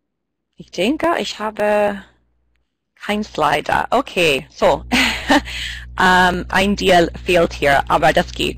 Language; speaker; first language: German; non-native, fluent; English